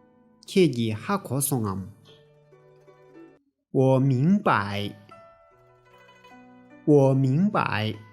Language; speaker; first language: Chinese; non-native, fluent; Tibetan